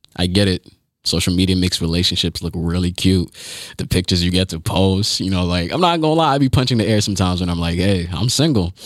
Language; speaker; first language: English; early bilingual, other home language; Haitian Creole